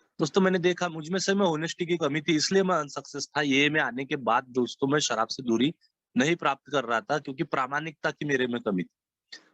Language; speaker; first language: Hindi; non-native, local second language; Marathi